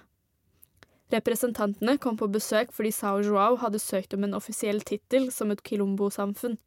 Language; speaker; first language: Norwegian; native; Norwegian